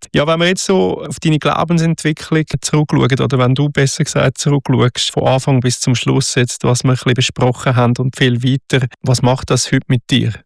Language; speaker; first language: German; native; German